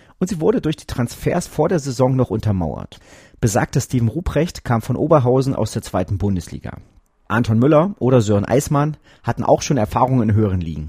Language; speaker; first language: German; native; German